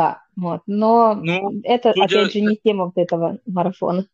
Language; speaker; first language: Russian; native; Russian